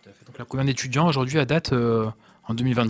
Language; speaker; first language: French; native; French